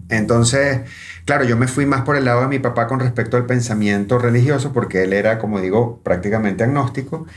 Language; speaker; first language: Spanish; native; Spanish